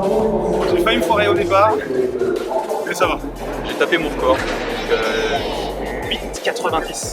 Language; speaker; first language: French; native; French